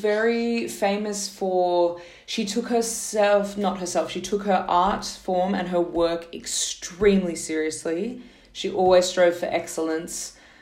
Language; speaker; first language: English; native; English